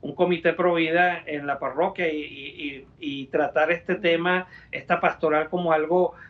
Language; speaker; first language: Spanish; native; Spanish